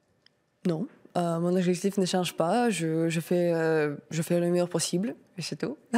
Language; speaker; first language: French; non-native, learner; Russian